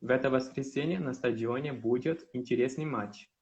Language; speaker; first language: Russian; non-native, learner; Portuguese